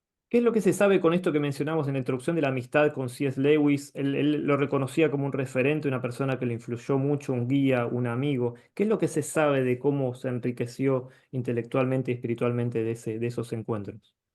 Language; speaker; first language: Spanish; native; Spanish